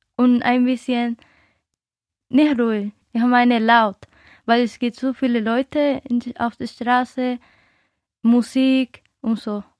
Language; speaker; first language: German; non-native, learner; Spanish